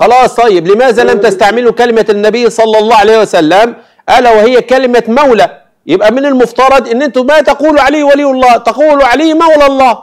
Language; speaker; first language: Arabic; native; Arabic